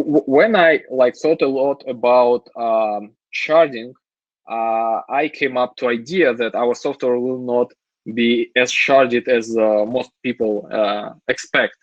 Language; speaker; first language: English; non-native, fluent; Russian